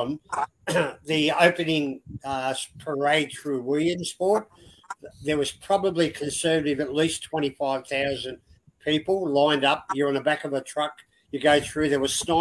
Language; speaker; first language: English; native; English